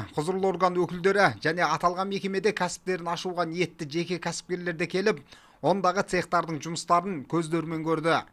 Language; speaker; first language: Kazakh; native; Kazakh